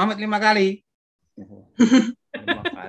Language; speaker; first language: Indonesian; native; Indonesian